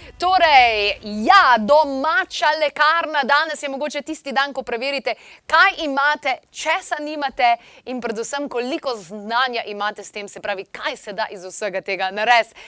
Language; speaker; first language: Slovenian; native; Slovenian